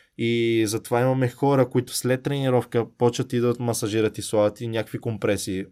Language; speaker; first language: Bulgarian; early bilingual, heritage; Bulgarian